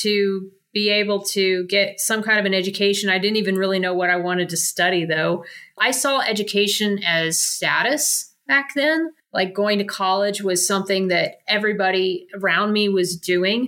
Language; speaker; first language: English; native; English